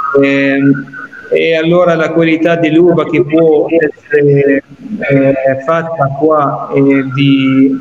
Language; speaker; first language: Italian; non-native, fluent; Arabic